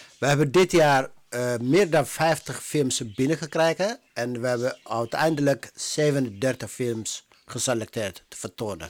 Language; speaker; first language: Dutch; non-native, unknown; Amharic